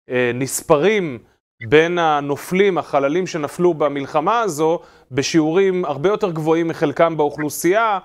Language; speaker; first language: Hebrew; native; Hebrew